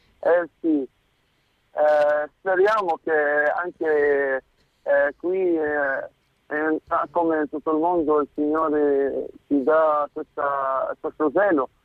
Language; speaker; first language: Italian; non-native, fluent; Arabic